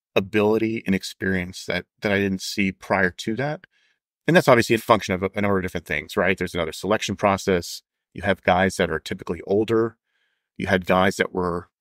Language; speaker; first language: English; native; English